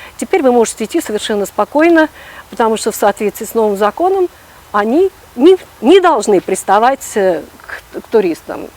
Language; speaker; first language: Russian; non-native, local second language; Ukrainian